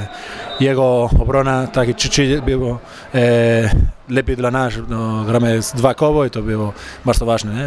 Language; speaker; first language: Polish; non-native, learner; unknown